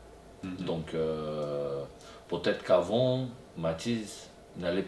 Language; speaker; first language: French; non-native, fluent; Portuguese